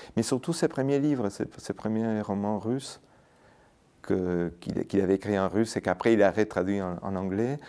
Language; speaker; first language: French; non-native, fluent; Spanish